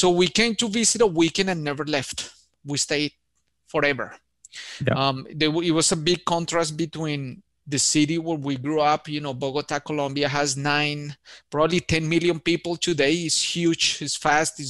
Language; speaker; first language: English; non-native, fluent; Spanish